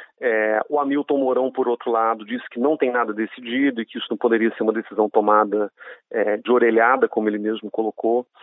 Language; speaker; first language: Portuguese; non-native, fluent; Hebrew